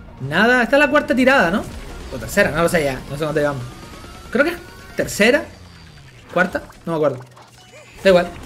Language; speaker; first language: Spanish; native; Spanish